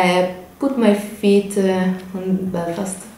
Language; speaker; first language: English; non-native, learner; Italian